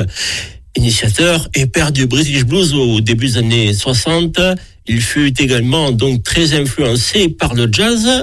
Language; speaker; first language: French; native; French